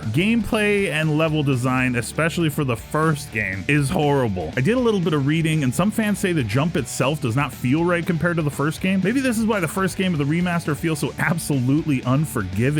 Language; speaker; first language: English; native; English